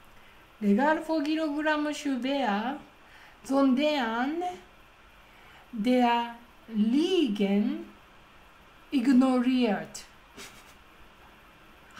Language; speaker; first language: German; non-native, learner; Japanese